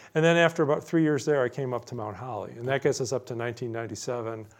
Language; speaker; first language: English; native; English